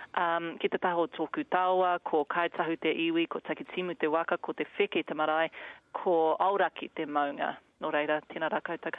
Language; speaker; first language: Māori; non-native, learner; English